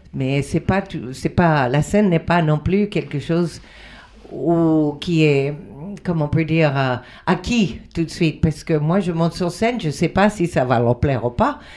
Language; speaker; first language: French; non-native, fluent; Spanish